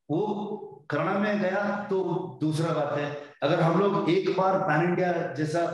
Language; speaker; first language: Hindi; non-native, local second language; Kannada